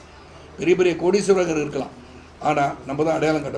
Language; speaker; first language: Tamil; native; Tamil